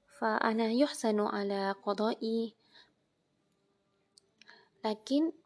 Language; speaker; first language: Arabic; non-native, learner; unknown